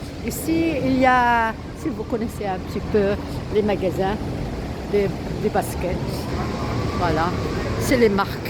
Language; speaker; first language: French; non-native, local second language; Arabic